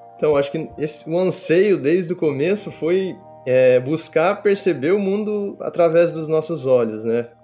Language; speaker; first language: Portuguese; native; Portuguese